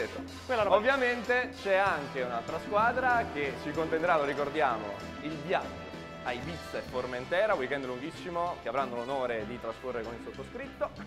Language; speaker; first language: Italian; native; Italian